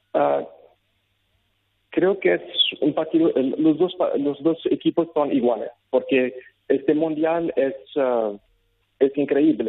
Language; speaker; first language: Spanish; non-native, learner; Arabic